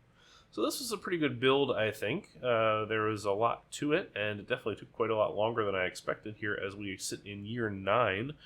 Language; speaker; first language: English; native; English